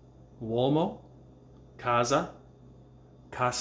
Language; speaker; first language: Italian; non-native, fluent; English